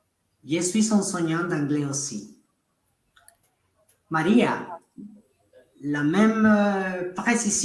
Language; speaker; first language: French; non-native, fluent; Spanish